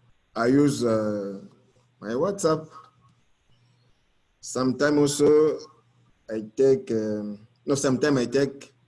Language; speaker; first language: English; non-native, learner; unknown